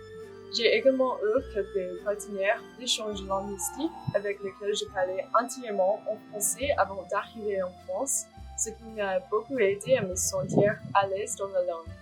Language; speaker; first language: French; non-native, fluent; English